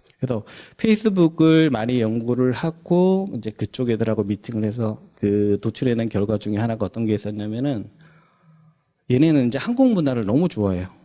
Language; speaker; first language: Korean; native; Korean